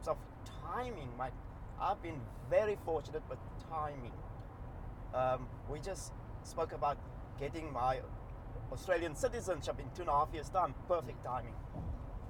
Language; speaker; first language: English; non-native, local second language; Afrikaans